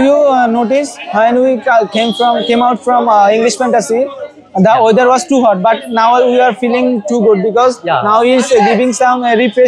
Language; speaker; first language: English; non-native, learner; Bangla